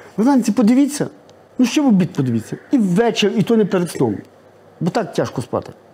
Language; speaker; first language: Ukrainian; native; Ukrainian